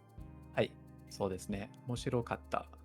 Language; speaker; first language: Japanese; non-native, learner; English